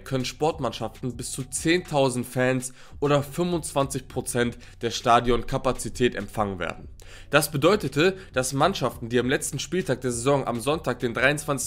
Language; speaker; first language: German; native; German